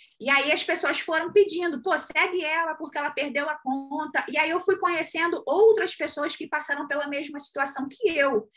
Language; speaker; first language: Portuguese; native; Portuguese